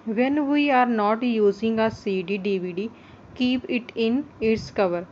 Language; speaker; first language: English; non-native, local second language; Punjabi